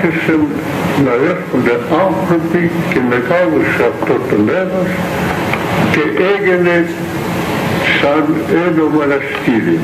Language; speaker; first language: Greek; non-native, fluent; Russian